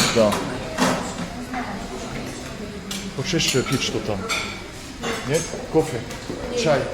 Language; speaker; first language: Russian; non-native, learner; French